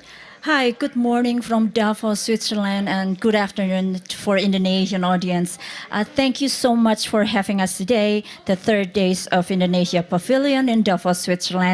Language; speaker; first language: English; non-native, fluent; Indonesian